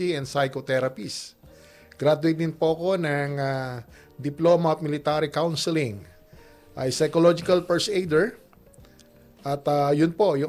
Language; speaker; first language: Filipino; native; Filipino